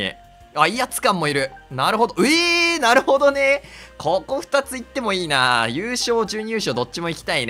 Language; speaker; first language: Japanese; native; Japanese